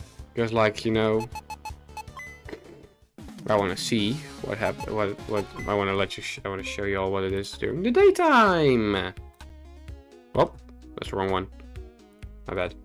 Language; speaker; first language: English; non-native, fluent; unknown